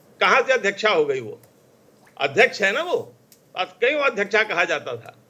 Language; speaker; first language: Hindi; native; Hindi